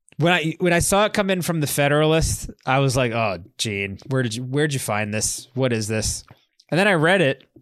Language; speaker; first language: English; native; English